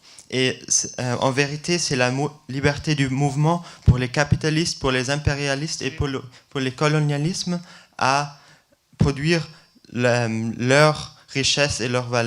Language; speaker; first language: French; non-native, fluent; German